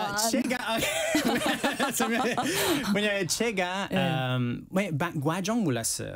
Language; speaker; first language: Korean; non-native, learner; French